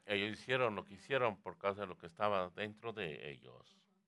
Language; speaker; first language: Spanish; native; Spanish